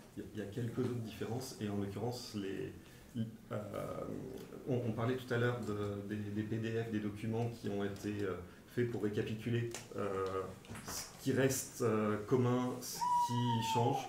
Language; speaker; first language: French; native; French